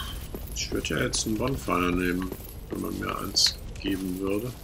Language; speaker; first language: German; native; German